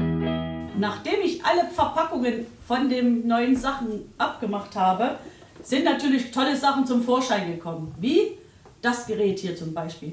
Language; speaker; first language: German; native; German